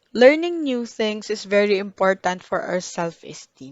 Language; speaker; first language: English; non-native, local second language; Filipino